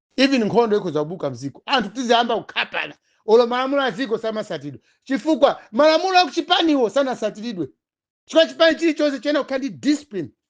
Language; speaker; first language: Nyanja; non-native, local second language; Tumbuka